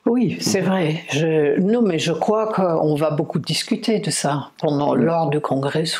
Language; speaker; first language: French; non-native, fluent; English